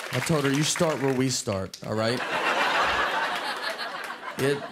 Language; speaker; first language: English; native; English